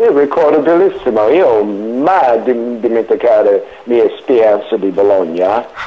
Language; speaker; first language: Italian; non-native, learner; English